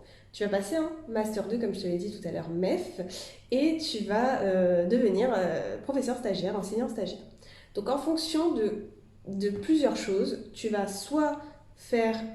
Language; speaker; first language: French; native; French